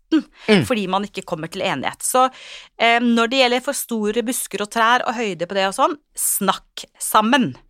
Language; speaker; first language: Norwegian; native; Norwegian